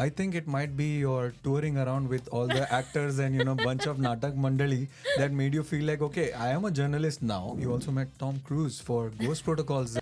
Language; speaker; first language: English; non-native, local second language; Hindi